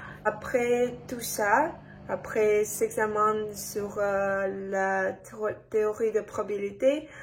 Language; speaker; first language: French; non-native, learner; Russian